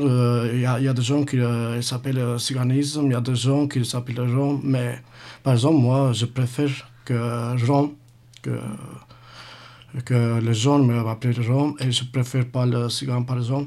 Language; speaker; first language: French; non-native, learner; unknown